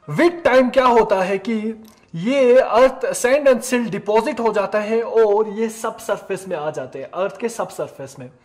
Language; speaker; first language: Hindi; non-native, local second language; Ladakhi